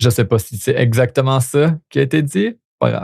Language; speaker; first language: French; native; French